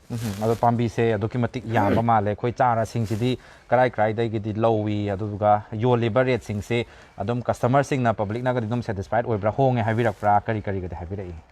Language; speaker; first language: Manipuri; native; Manipuri